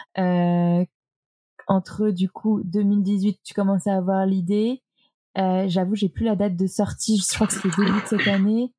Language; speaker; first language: French; native; French